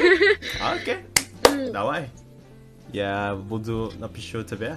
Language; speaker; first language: Russian; non-native, learner; Indonesian